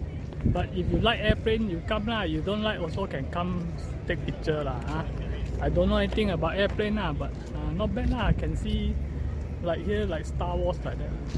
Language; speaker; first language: English; non-native, local second language; Chinese